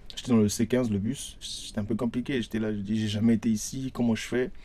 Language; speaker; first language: French; non-native, local second language; Lingala